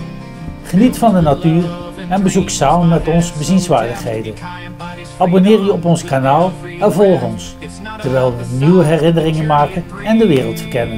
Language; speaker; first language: Dutch; native; Dutch